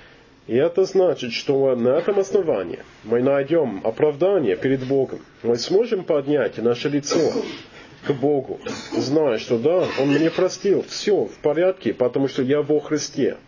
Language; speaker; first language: Russian; non-native, learner; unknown